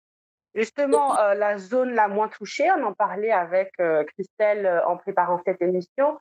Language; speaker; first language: French; native; French